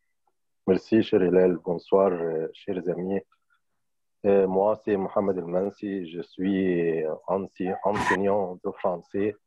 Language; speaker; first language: French; non-native, fluent; Arabic